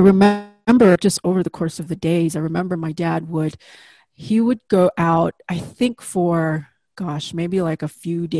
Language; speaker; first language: English; non-native, fluent; Indonesian